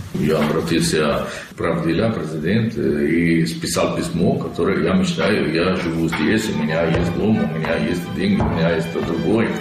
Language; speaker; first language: Russian; non-native, learner; Italian